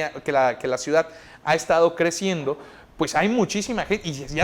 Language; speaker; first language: Spanish; native; Spanish